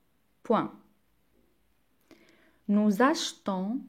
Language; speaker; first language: French; non-native, local second language; Arabic